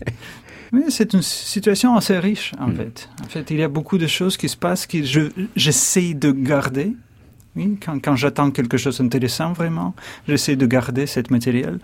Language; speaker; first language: French; non-native, fluent; Russian